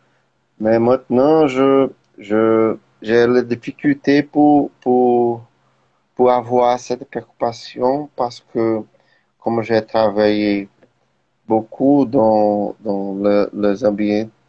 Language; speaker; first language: French; non-native, learner; Portuguese